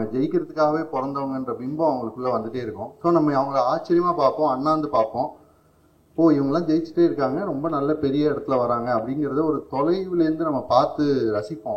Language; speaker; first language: Tamil; native; Tamil